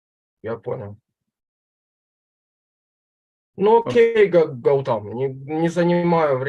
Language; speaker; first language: Russian; non-native, local second language; Ukrainian